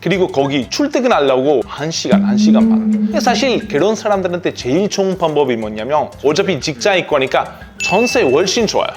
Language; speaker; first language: Korean; non-native, fluent; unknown